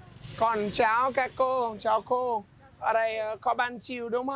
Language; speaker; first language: Vietnamese; non-native, learner; English